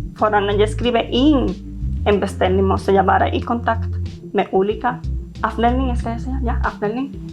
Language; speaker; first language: Swedish; non-native, fluent; Spanish